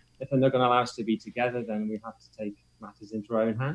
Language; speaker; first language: English; native; English